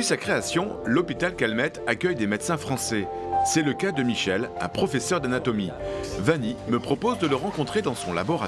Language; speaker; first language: French; native; French